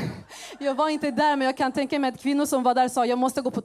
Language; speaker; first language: Swedish; early bilingual, other home language; Kinyarwanda